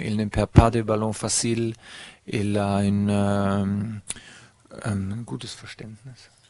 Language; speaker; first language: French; non-native, fluent; German